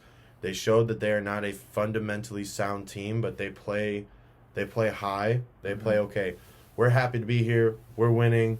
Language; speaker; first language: English; native; English